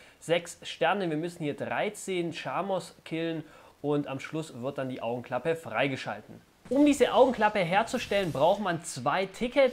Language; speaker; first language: German; native; German